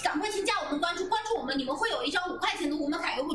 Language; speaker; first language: Chinese; native; Chinese